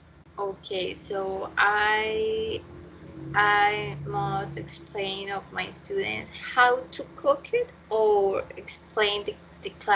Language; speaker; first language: English; non-native, learner; Spanish